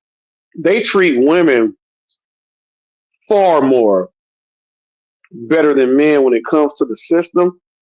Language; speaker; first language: English; native; English